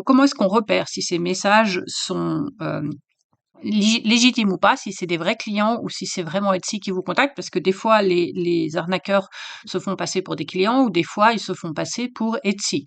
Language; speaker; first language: French; native; French